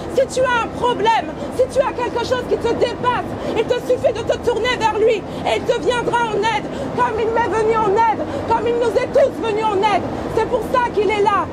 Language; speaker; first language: French; native; French